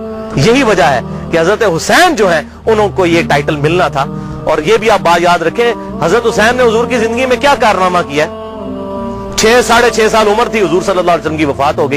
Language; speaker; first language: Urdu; non-native, local second language; Punjabi